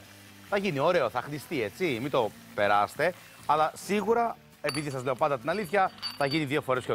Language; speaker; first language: Greek; native; Greek